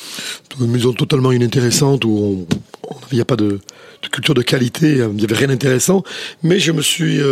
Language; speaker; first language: French; native; French